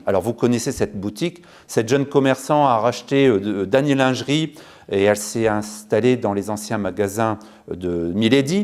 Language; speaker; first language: French; native; French